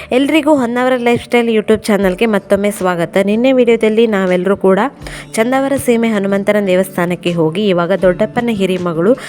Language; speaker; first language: Kannada; native; Kannada